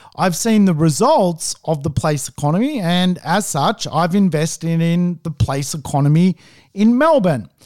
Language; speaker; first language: English; native; English